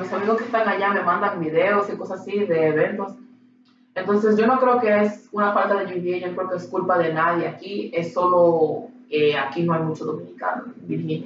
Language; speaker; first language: Spanish; early bilingual, heritage; Spanish